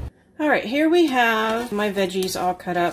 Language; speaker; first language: English; native; English